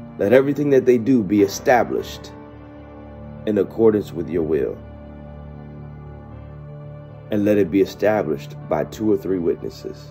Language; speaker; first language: English; native; English